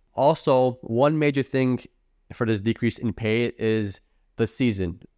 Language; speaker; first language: English; native; English